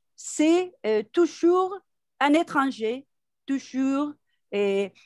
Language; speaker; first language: French; non-native, fluent; Spanish